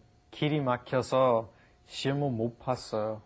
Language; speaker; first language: Korean; non-native, learner; English